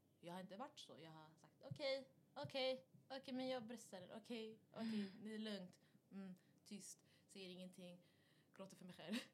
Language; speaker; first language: Swedish; early bilingual, other home language; Arabic